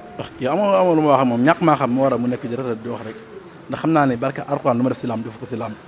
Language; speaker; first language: Wolof; native; Wolof